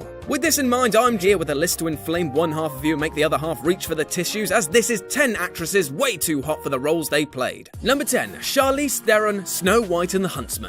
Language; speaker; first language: English; native; English